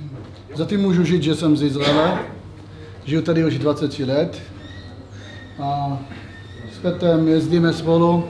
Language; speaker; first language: Czech; non-native, fluent; Hebrew